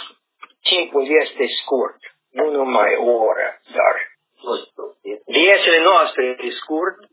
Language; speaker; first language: Romanian; non-native, learner; English